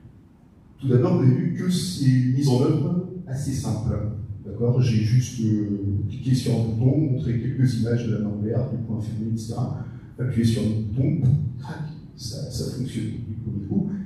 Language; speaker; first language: French; native; French